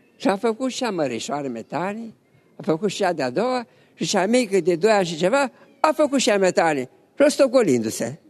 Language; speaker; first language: Romanian; native; Romanian